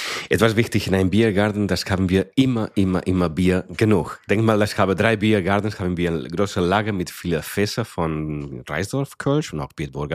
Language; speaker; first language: German; non-native, fluent; Spanish